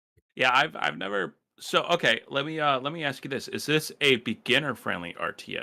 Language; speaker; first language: English; native; English